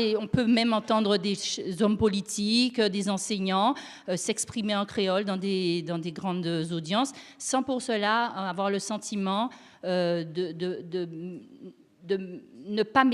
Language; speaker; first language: French; native; French